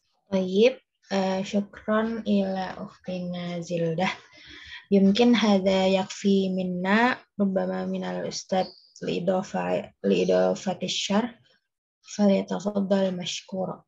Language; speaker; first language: Arabic; non-native, learner; Indonesian